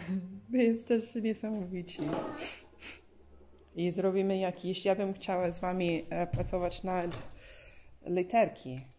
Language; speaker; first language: Polish; non-native, learner; English